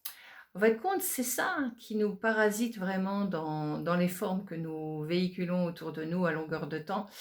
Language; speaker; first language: French; native; French